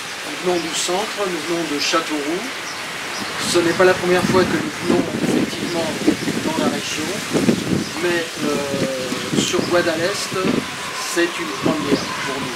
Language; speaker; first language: French; native; French